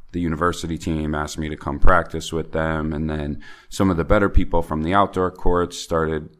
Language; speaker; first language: English; native; English